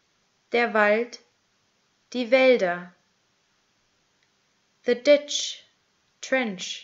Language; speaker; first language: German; native; German